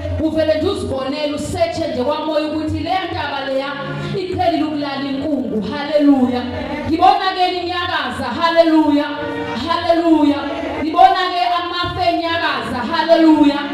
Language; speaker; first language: Zulu; native; Zulu